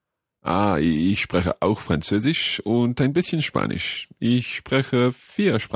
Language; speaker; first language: German; non-native, learner; English